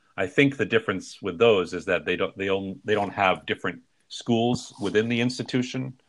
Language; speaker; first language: English; native; English